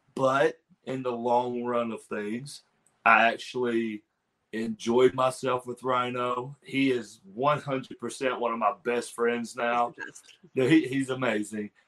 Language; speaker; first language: English; native; English